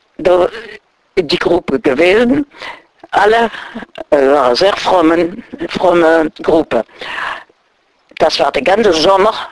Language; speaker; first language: German; non-native, local second language; French